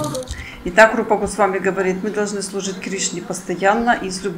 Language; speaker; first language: Russian; native; Russian